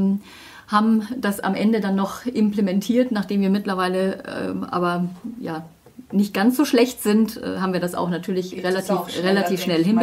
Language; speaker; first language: German; native; German